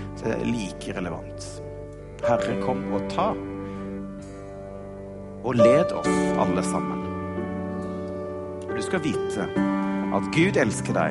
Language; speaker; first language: Norwegian; native; Norwegian